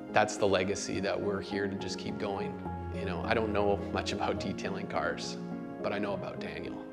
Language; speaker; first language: English; native; English